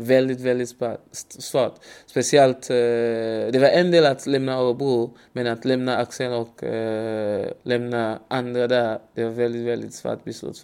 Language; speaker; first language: Swedish; non-native, learner; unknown